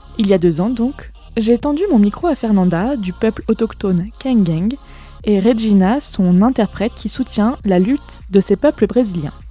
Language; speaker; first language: French; native; French